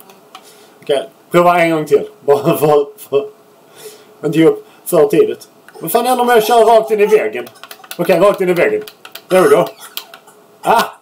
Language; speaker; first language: Swedish; native; Swedish